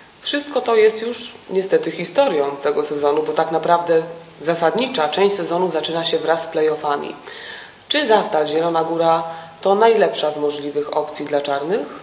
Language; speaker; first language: Polish; native; Polish